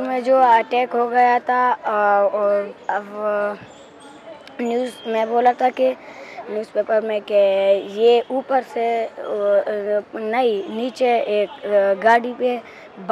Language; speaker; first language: Hindi; early bilingual, other home language; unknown